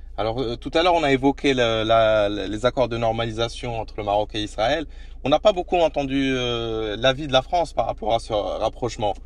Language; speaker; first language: French; non-native, local second language; Arabic